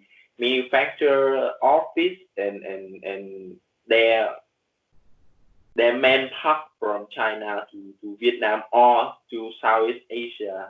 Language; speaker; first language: English; non-native, learner; Vietnamese